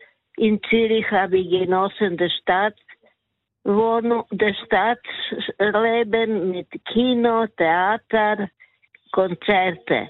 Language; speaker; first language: German; non-native, learner; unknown